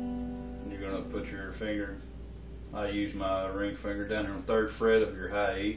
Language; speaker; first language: English; native; English